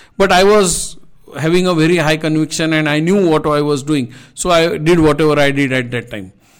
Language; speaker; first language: English; non-native, local second language; Marathi